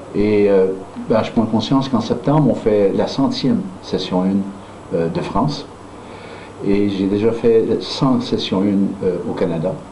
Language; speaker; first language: French; native; French